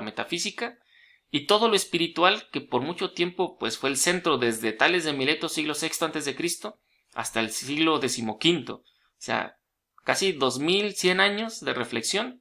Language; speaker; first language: Spanish; native; Spanish